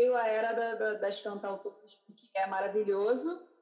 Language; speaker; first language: Portuguese; native; Portuguese